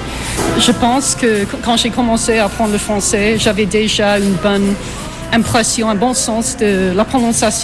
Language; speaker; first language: French; non-native, fluent; English